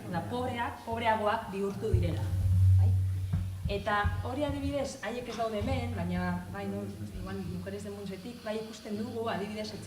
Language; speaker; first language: Basque; non-native, local second language; Spanish